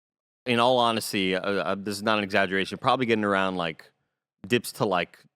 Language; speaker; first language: English; native; English